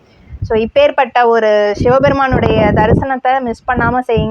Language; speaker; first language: Tamil; native; Tamil